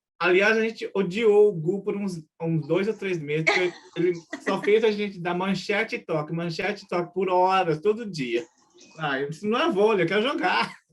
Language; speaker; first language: Portuguese; early bilingual, other home language; Japanese